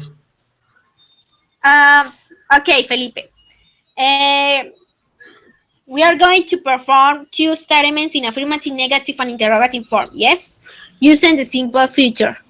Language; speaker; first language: English; non-native, fluent; Spanish